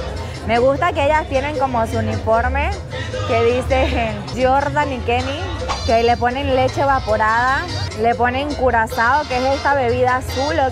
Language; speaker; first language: Spanish; native; Spanish